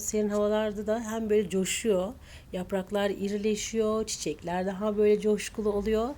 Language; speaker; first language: Turkish; native; Turkish